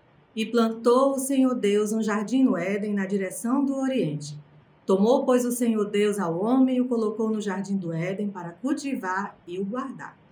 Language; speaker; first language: Portuguese; native; Portuguese